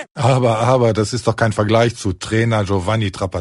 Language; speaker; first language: German; native; German